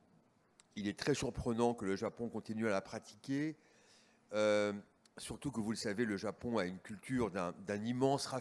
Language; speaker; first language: French; native; French